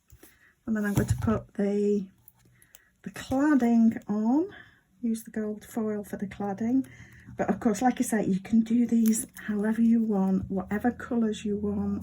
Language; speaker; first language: English; native; English